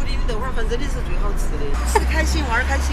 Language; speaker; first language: Chinese; native; Chinese